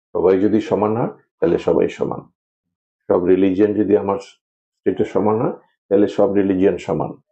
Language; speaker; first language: Bangla; non-native, local second language; Manipuri